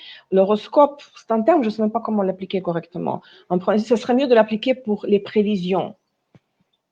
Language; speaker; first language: French; non-native, fluent; Russian